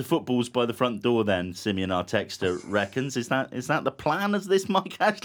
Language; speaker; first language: English; native; English